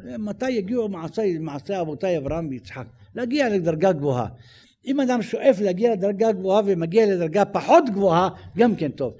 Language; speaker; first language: Hebrew; native; Hebrew